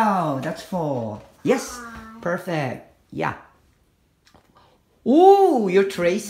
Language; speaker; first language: English; non-native, fluent; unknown